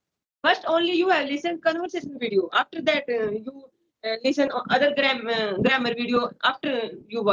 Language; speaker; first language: English; non-native, learner; Hindi